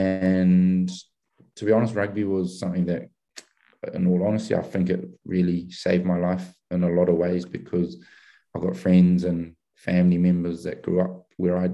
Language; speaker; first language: English; native; English